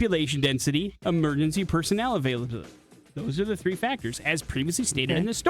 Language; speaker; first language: English; native; English